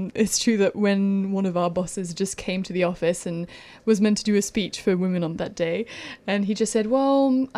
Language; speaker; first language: English; non-native, fluent; French